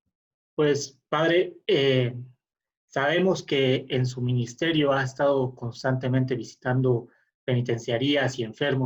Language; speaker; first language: Spanish; native; Spanish